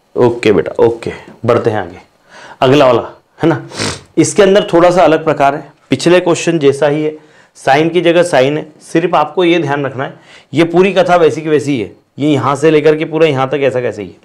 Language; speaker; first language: Hindi; non-native, local second language; Marathi